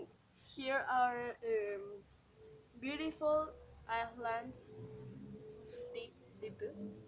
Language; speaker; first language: English; non-native, learner; Spanish